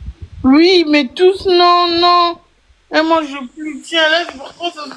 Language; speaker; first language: French; native; French